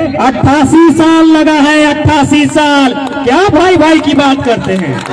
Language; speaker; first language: Hindi; non-native, local second language; Magahi